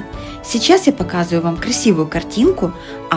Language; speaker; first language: Russian; native; Russian